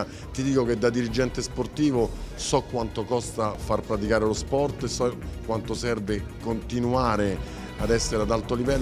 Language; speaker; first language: Italian; native; Italian